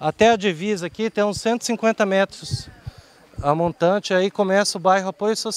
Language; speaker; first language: Portuguese; native; Portuguese